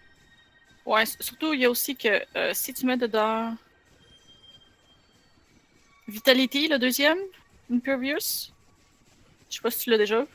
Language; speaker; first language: French; native; French